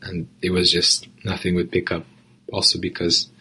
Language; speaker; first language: English; non-native, fluent; Portuguese